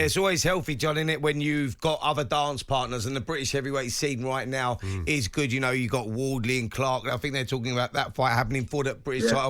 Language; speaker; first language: English; native; English